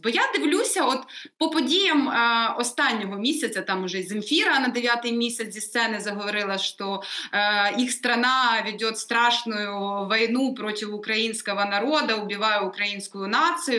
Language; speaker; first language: Ukrainian; native; Ukrainian